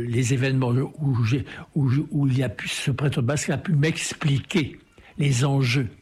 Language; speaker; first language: French; native; French